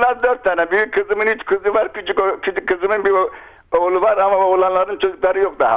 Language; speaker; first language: Turkish; non-native, local second language; Kurdish